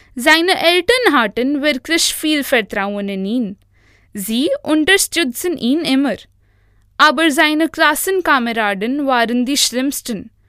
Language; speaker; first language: German; non-native, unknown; Hindi